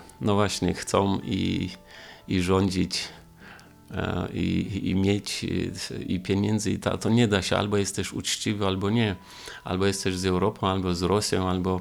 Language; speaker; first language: Polish; non-native, fluent; Romanian